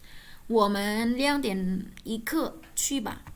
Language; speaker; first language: Chinese; non-native, fluent; Indonesian